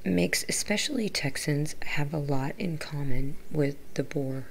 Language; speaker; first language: English; native; English